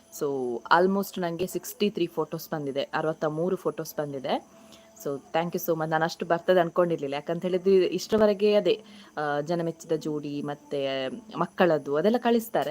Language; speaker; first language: Kannada; non-native, local second language; Tulu